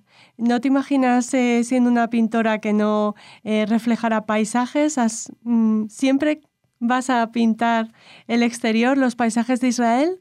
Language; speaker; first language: Spanish; native; Spanish